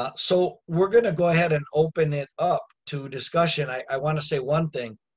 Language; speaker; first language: English; native; English